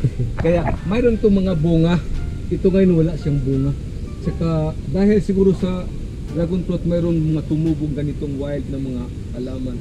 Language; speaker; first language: Filipino; non-native, local second language; Cebuano